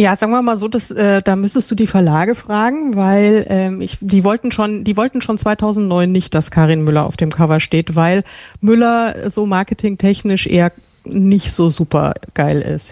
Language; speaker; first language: German; native; German